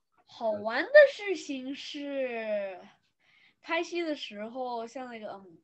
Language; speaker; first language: Chinese; early bilingual, other home language; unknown